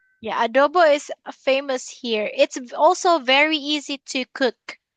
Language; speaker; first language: English; non-native, local second language; Filipino